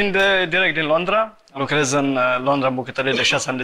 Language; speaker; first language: Romanian; early bilingual, heritage; Romanian